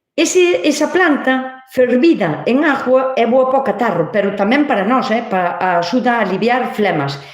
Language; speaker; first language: Galician; native; Galician